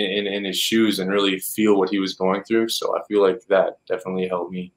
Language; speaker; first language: English; native; English